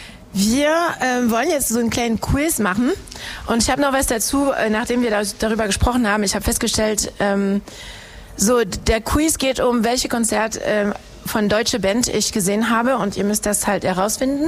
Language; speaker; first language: German; non-native, fluent; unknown